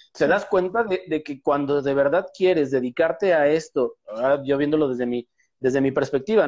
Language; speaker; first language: Spanish; native; Spanish